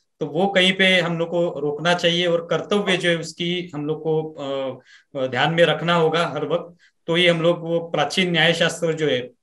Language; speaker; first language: Hindi; non-native, local second language; Marathi